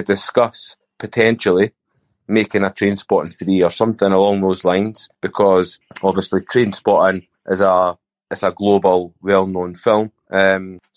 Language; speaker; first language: English; native; English